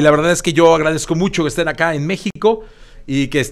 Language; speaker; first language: Spanish; native; Spanish